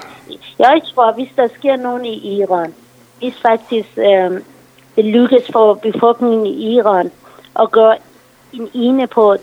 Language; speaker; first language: Danish; non-native, fluent; Persian